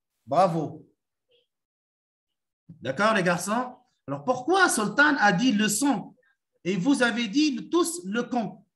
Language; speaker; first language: French; non-native, fluent; Arabic